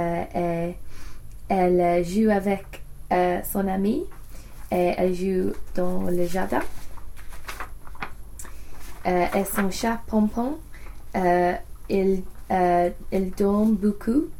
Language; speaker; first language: French; non-native, learner; English